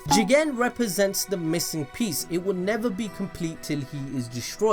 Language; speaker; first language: English; native; English